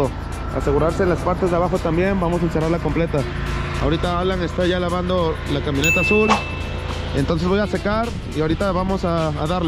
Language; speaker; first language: Spanish; native; Spanish